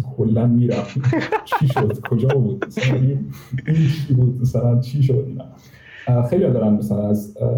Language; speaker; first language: Persian; native; Persian